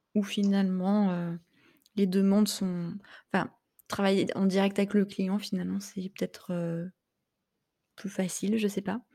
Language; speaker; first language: French; native; French